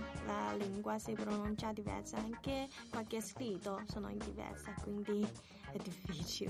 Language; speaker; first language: Italian; non-native, learner; Chinese